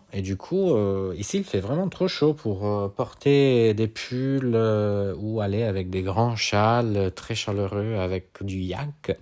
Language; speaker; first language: French; non-native, fluent; Italian